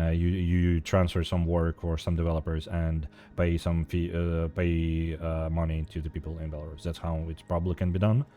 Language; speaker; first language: English; non-native, fluent; Belarusian